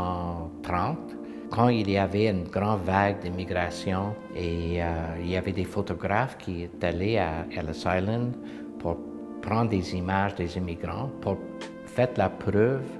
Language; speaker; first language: French; non-native, local second language; English